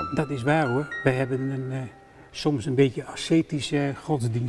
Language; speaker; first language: Dutch; native; Dutch